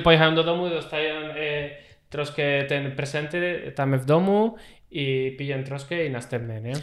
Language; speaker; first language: Polish; non-native, learner; Spanish